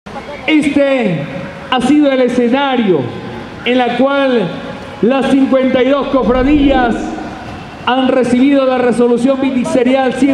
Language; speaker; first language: Spanish; native; Spanish